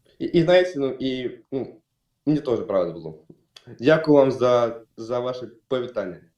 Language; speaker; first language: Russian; native; Russian